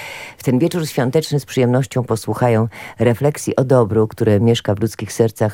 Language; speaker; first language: Polish; native; Polish